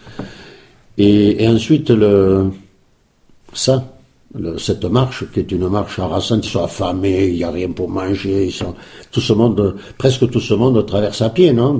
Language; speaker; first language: French; early bilingual, other home language; Spanish